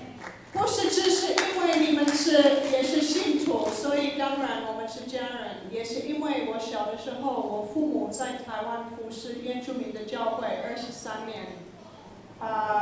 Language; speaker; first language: Chinese; early bilingual, other home language; English